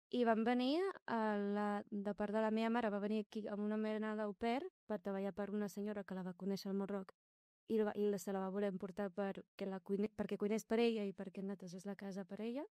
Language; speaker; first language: Catalan; non-native, local second language; Arabic